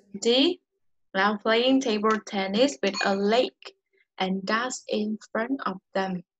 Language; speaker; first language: English; non-native, learner; Vietnamese